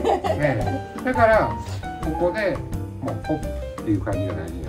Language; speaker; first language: Japanese; native; Japanese